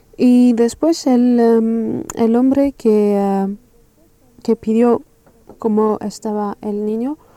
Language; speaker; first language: Spanish; non-native, learner; French